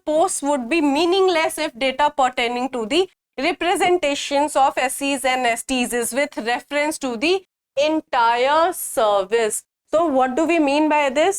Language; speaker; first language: English; non-native, local second language; Hindi